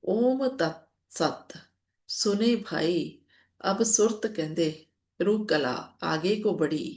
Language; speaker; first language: Hindi; non-native, local second language; Punjabi